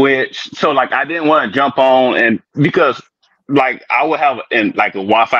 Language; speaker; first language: English; native; English